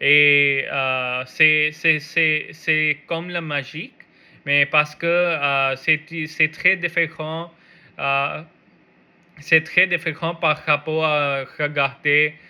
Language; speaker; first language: French; non-native, learner; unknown